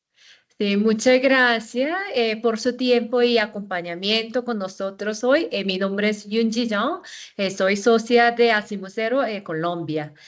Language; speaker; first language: Spanish; non-native, fluent; Korean